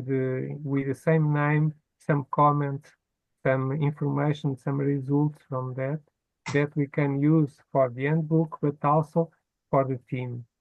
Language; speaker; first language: English; non-native, fluent; Portuguese